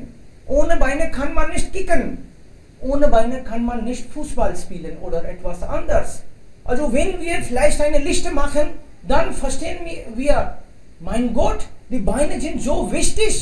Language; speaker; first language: German; non-native, learner; Hindi